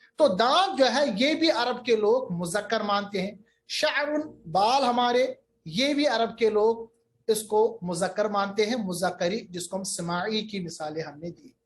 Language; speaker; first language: Urdu; native; Urdu